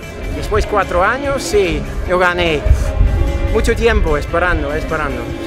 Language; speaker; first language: Spanish; non-native, learner; English